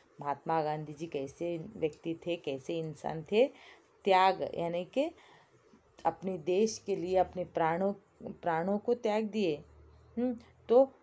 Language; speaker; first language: Hindi; non-native, local second language; Kannada